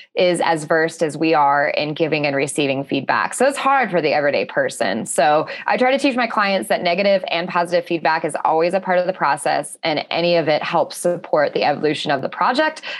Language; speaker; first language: English; native; English